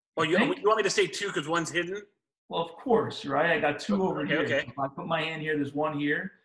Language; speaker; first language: English; native; English